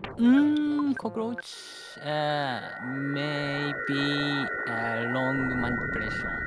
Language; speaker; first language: English; non-native, learner; Japanese